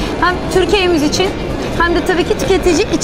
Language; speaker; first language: Turkish; native; Turkish